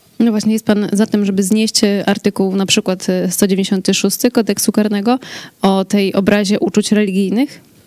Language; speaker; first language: Polish; native; Polish